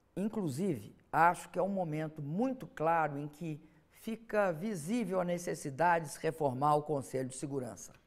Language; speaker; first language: Portuguese; native; Portuguese